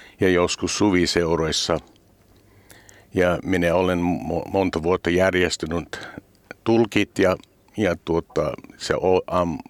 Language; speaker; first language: Finnish; non-native, fluent; English